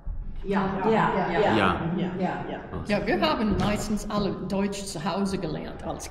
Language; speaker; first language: German; early bilingual, heritage; German